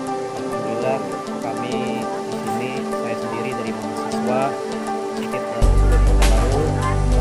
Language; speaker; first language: Indonesian; native; Indonesian